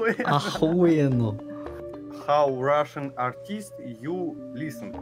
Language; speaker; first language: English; non-native, learner; Russian